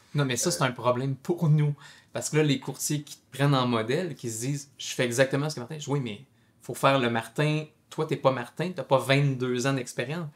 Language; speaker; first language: French; native; French